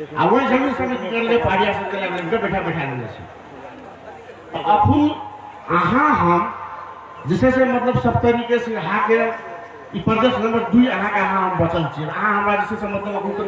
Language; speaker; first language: Maithili; non-native, local second language; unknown